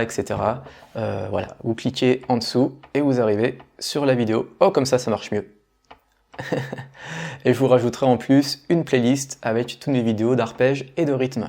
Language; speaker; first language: French; native; French